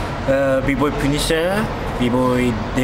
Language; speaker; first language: French; non-native, learner; Japanese